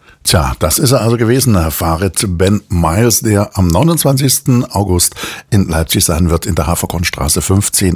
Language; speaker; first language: German; native; German